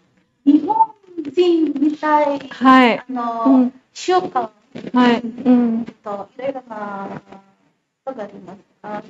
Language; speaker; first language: Japanese; non-native, learner; Indonesian